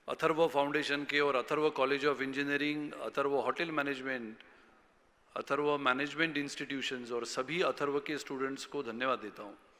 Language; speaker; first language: Hindi; non-native, local second language; Marathi